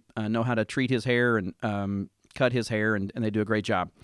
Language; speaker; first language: English; native; English